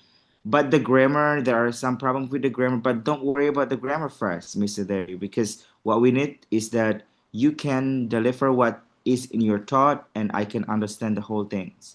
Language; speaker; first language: English; non-native, fluent; Indonesian